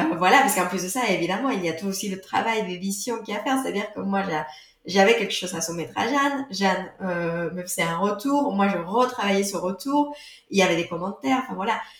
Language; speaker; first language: French; non-native, fluent; Spanish